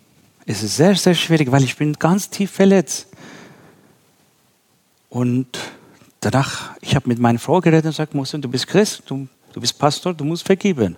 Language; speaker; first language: German; non-native, learner; Persian